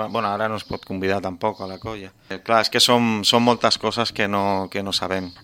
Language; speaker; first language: Catalan; non-native, local second language; Spanish